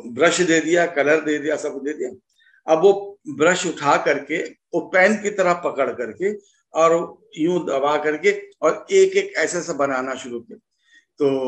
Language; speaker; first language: Hindi; native; Hindi